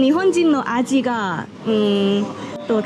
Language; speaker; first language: Japanese; non-native, learner; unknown